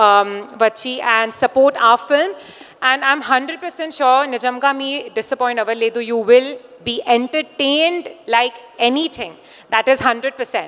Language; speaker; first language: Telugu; non-native, learner; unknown